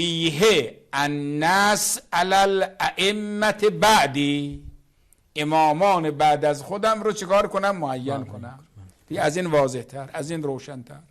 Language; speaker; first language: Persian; native; Persian